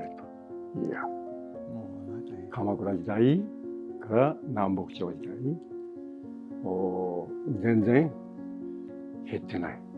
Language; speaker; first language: Japanese; native; Japanese